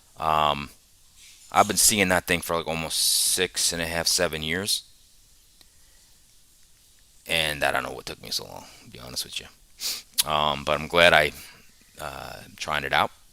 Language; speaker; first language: English; native; English